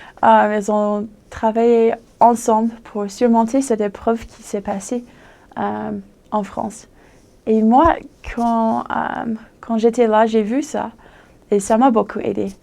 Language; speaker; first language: French; non-native, fluent; English